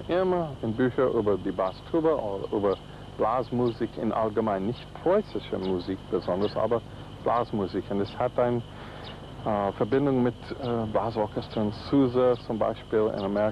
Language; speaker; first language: German; non-native, fluent; English